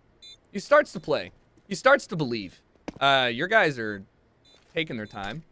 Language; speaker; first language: English; native; English